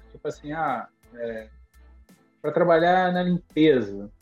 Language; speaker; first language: Portuguese; native; Portuguese